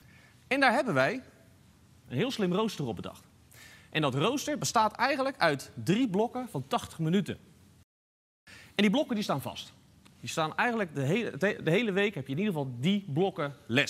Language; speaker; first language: Dutch; native; Dutch